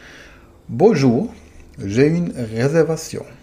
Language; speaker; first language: French; non-native, fluent; German